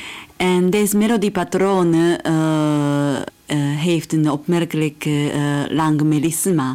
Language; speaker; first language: Dutch; non-native, fluent; Japanese